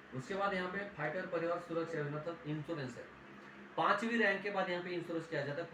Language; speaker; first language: Hindi; non-native, local second language; Marathi